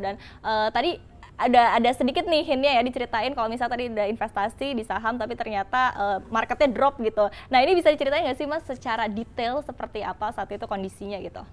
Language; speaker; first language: Indonesian; native; Indonesian